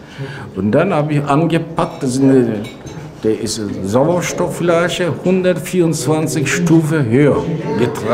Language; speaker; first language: German; non-native, learner; Turkish